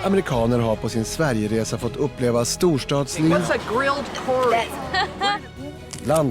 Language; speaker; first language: Swedish; native; Swedish